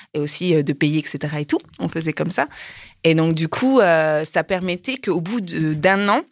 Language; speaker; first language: French; native; French